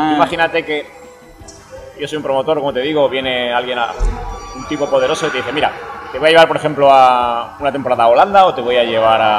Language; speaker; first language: Spanish; native; Spanish